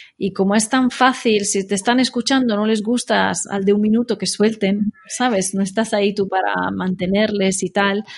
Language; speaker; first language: Spanish; non-native, fluent; Italian